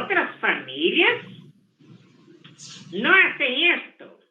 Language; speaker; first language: Spanish; non-native, fluent; Portuguese